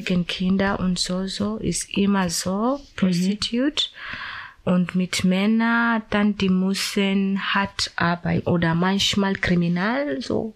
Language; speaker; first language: German; non-native, learner; Swahili